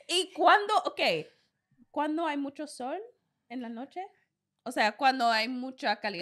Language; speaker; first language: Spanish; non-native, learner; English